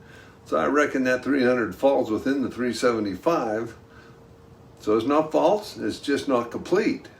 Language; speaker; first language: English; native; English